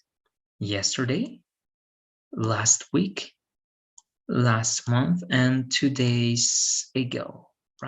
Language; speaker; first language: English; non-native, fluent; Spanish